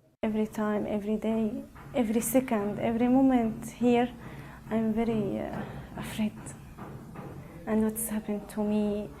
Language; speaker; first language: English; non-native, learner; Arabic